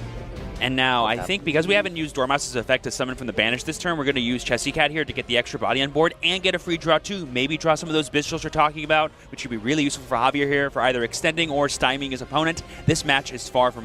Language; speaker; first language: English; native; English